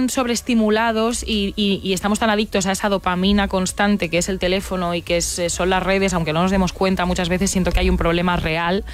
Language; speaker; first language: Spanish; native; Spanish